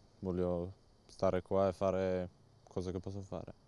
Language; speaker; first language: Italian; non-native, learner; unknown